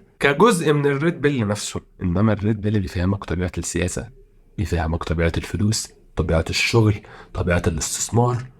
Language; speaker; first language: Arabic; native; Arabic